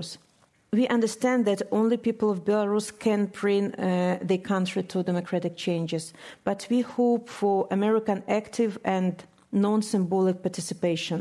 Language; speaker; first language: English; non-native, fluent; Russian